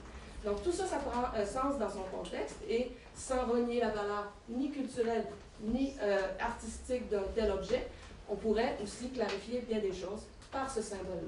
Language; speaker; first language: French; native; French